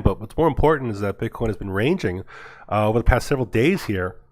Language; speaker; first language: English; native; English